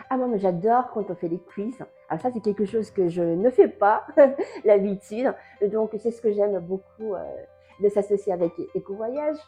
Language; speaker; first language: French; non-native, fluent; Japanese